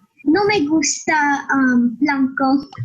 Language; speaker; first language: Spanish; non-native, learner; English